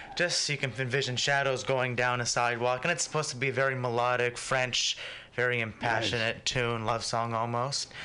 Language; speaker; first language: English; native; English